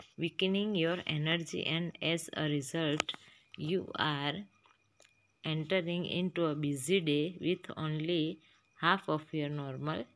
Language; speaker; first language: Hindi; non-native, local second language; Gujarati